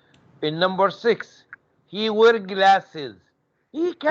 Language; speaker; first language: English; non-native, fluent; Arabic